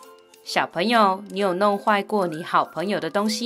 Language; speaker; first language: Chinese; native; Chinese